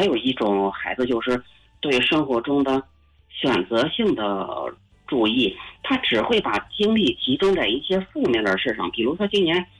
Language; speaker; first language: Chinese; native; Chinese